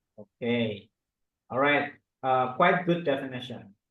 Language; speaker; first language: English; non-native, fluent; Indonesian